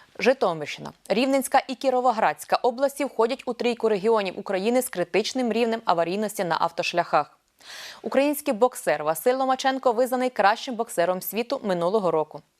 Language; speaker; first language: Ukrainian; native; Ukrainian